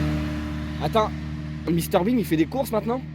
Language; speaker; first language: French; native; French